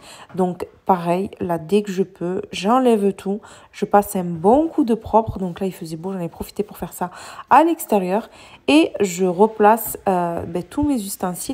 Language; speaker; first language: French; native; French